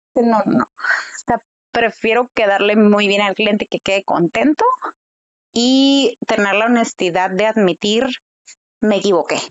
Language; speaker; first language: Spanish; early bilingual, heritage; Spanish